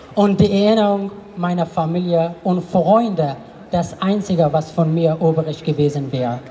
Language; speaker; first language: German; non-native, fluent; Persian